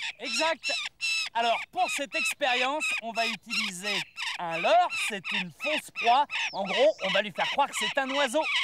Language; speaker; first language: French; native; French